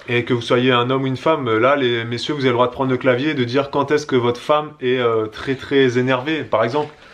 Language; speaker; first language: French; native; French